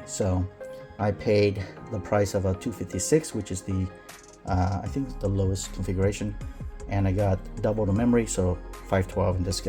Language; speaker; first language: English; native; English